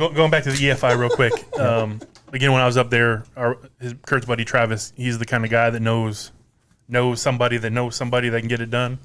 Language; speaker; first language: English; native; English